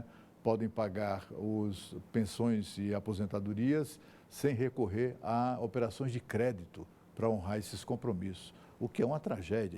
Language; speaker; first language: Portuguese; native; Portuguese